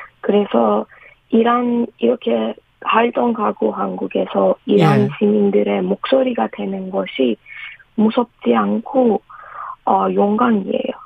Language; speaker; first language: Korean; non-native, fluent; Persian